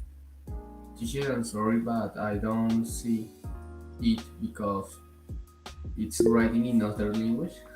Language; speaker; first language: English; non-native, learner; Spanish